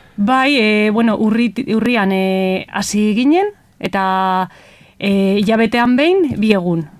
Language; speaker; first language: Basque; non-native, local second language; Spanish